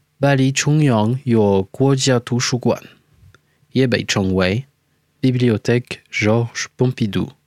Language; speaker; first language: Chinese; non-native, learner; French